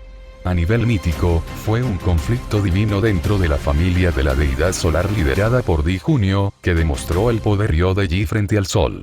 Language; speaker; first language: Spanish; native; Spanish